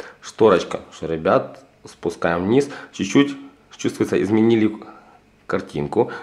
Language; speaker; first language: Russian; native; Russian